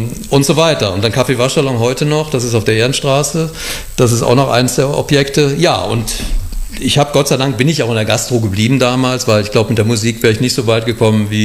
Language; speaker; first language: German; native; German